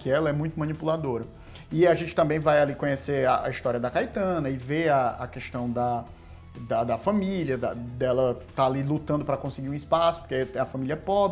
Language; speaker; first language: Portuguese; native; Portuguese